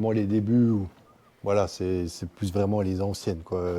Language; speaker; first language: French; native; French